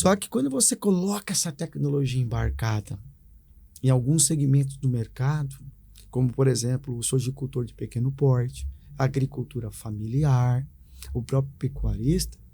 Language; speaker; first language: Portuguese; native; Portuguese